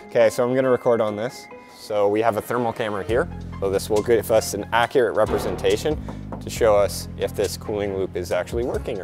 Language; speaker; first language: English; native; English